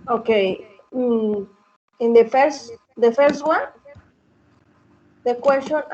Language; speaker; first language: English; non-native, learner; Spanish